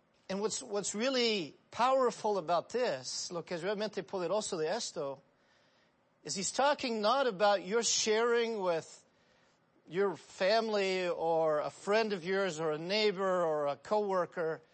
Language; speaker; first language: English; native; English